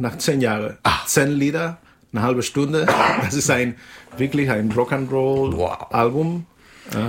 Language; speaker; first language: German; non-native, fluent; Spanish